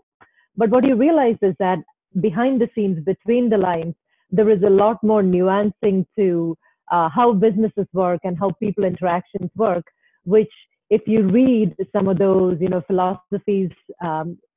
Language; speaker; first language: English; non-native, local second language; Malayalam